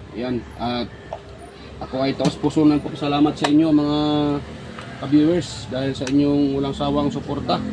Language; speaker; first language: Filipino; non-native, local second language; Cebuano